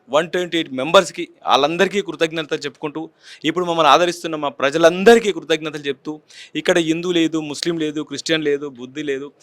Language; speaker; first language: Telugu; native; Telugu